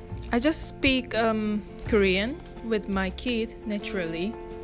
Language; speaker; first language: English; non-native, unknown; Korean